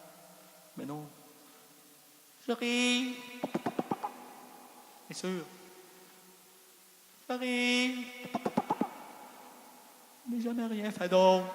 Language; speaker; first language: French; native; French